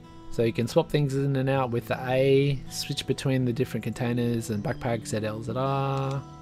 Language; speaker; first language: English; native; English